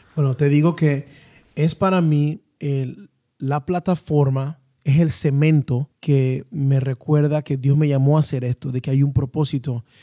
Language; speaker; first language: Spanish; native; Spanish